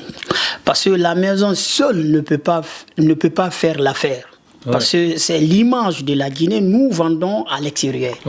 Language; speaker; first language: French; non-native, local second language; Susu